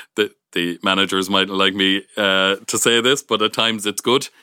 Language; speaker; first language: English; native; English